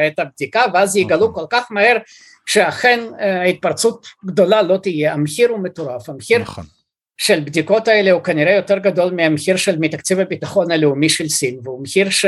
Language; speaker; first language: Hebrew; early bilingual, other home language; Russian